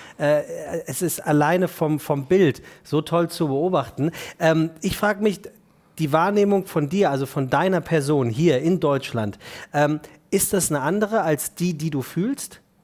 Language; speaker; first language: German; native; German